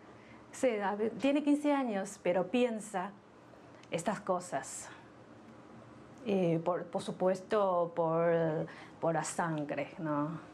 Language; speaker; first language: Spanish; non-native, fluent; Chinese